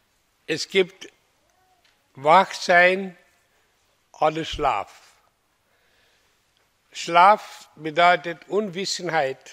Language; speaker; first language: German; non-native, fluent; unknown